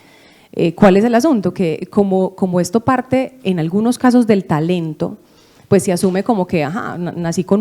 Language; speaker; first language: Spanish; native; Spanish